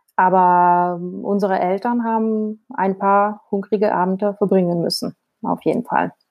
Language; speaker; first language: German; non-native, fluent; Russian